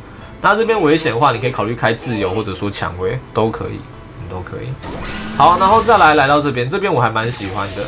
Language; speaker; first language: Chinese; native; Chinese